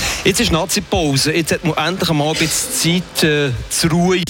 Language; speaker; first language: German; native; German